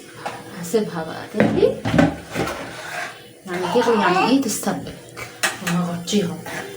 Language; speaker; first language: Arabic; native; Arabic